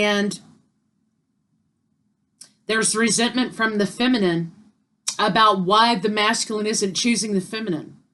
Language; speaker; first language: English; native; English